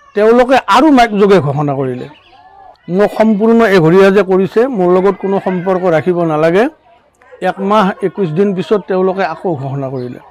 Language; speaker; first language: Assamese; native; Assamese